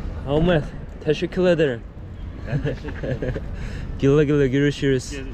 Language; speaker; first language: Turkish; non-native, learner; Korean